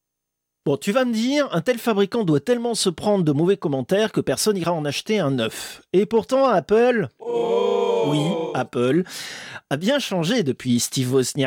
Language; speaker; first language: French; native; French